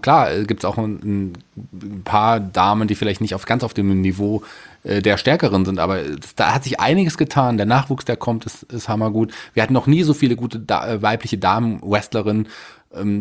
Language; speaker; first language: German; native; German